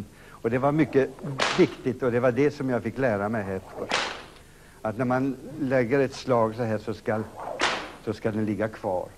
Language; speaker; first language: Swedish; native; Swedish